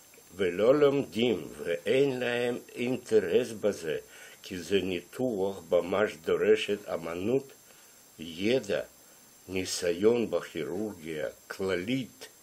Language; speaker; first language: Hebrew; non-native, fluent; Russian